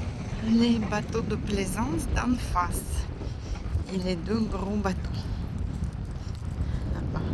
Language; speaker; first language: French; non-native, fluent; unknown